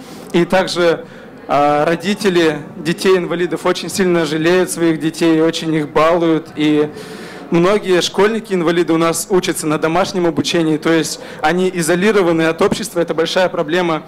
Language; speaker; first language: Russian; native; Russian